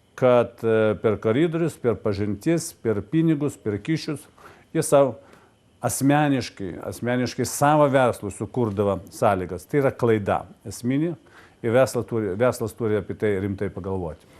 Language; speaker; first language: Lithuanian; non-native, local second language; Russian